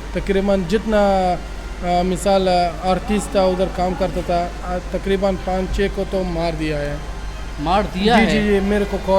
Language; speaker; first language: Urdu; non-native, local second language; Pashto